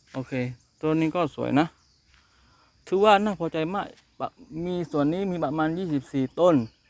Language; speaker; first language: Thai; non-native, local second language; Malay